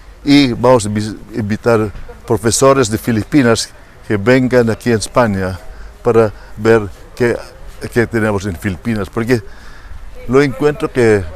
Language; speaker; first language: Spanish; non-native, fluent; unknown